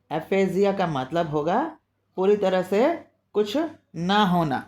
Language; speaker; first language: Hindi; non-native, local second language; Telugu